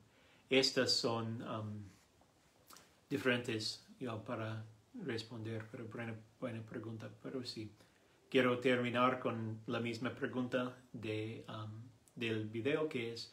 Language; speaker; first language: Spanish; non-native, learner; English